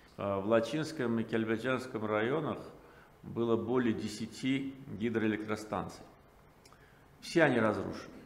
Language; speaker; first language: Russian; non-native, local second language; Azerbaijani